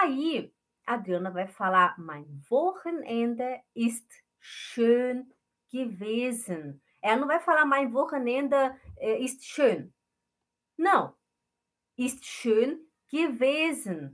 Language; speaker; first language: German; non-native, fluent; Portuguese